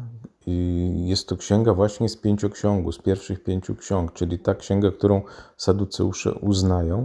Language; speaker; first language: Polish; native; Polish